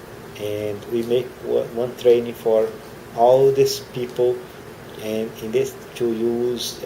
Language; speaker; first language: English; non-native, learner; Portuguese